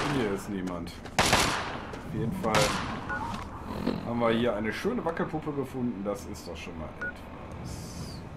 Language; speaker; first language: German; native; German